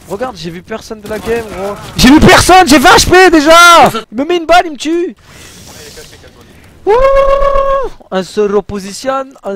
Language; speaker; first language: French; native; French